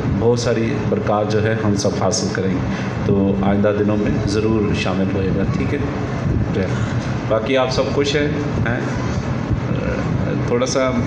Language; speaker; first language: Urdu; non-native, local second language; Punjabi